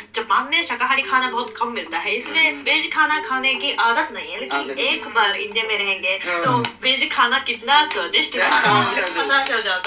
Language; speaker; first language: Hindi; non-native, fluent; Japanese